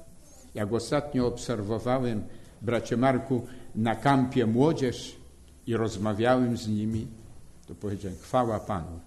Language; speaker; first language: Polish; native; Polish